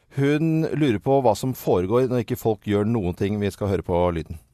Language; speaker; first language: Norwegian; native; Norwegian